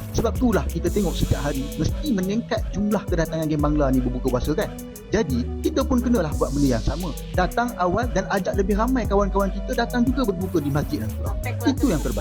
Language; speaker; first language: Malay; native; Malay